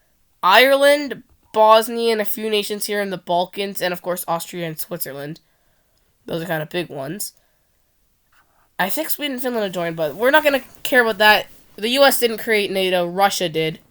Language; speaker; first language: English; non-native, fluent; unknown